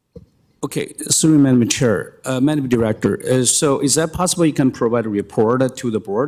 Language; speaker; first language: English; non-native, fluent; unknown